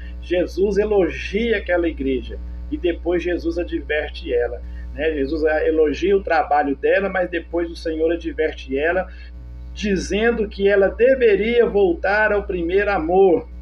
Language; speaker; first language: Portuguese; native; Portuguese